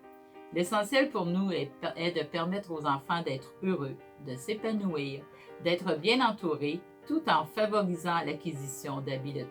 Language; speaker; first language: French; native; French